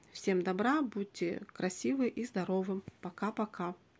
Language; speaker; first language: Russian; native; Russian